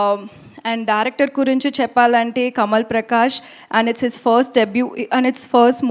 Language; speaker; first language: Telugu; non-native, learner; Tamil